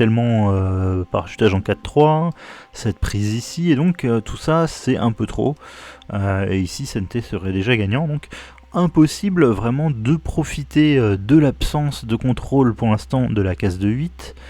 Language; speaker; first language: French; native; French